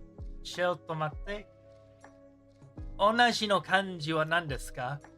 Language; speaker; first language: Japanese; non-native, learner; English